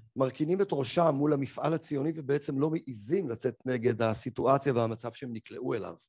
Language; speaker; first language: Hebrew; early bilingual, other home language; Arabic